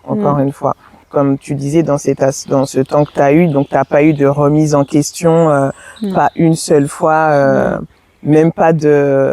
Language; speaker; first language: French; native; French